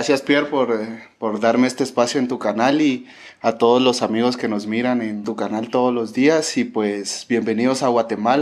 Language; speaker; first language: Spanish; native; Spanish